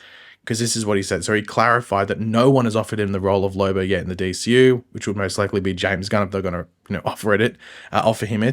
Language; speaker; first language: English; native; English